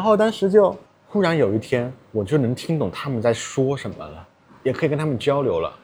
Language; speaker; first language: Chinese; native; Chinese